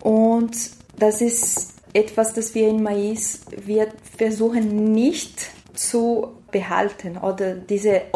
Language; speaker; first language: German; non-native, learner; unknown